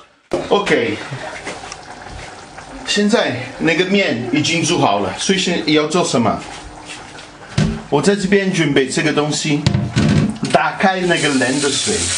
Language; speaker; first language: Chinese; non-native, fluent; Italian